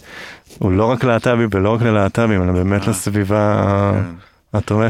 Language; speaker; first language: Hebrew; native; Hebrew